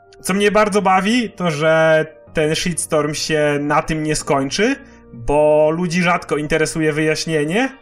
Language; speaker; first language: Polish; native; Polish